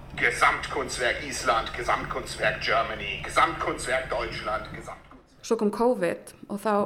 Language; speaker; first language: Icelandic; early bilingual, heritage; German